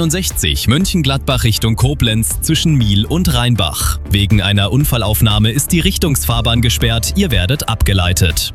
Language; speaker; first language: German; native; German